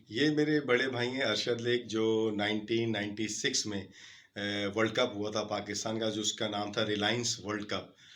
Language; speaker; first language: Urdu; native; Urdu